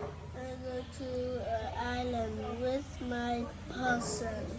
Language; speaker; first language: English; non-native, learner; Vietnamese